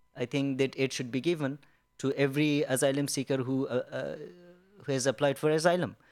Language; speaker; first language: English; non-native, fluent; Persian